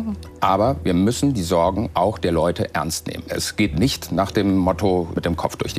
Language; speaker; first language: German; native; German